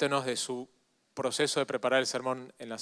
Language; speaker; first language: Spanish; native; Spanish